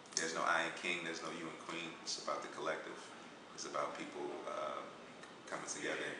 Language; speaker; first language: English; native; English